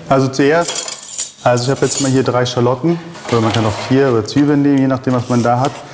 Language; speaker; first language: German; early bilingual, other home language; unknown